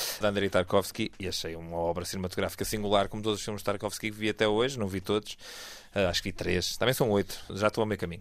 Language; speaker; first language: Portuguese; native; Portuguese